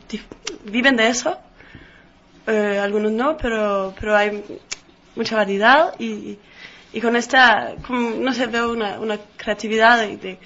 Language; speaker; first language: Spanish; non-native, fluent; Danish